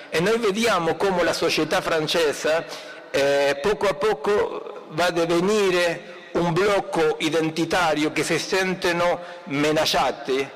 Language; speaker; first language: Italian; non-native, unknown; Spanish